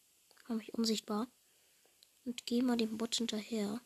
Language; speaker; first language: German; native; German